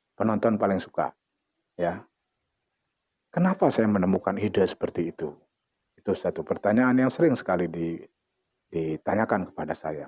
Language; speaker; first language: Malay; non-native, local second language; Achinese